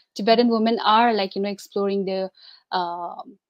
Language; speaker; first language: English; non-native, local second language; Tibetan